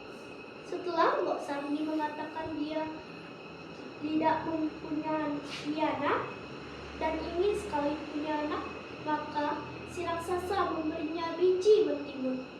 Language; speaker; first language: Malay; non-native, local second language; Balinese